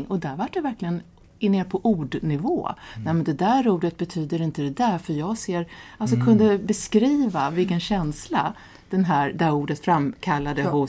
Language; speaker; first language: Swedish; native; Swedish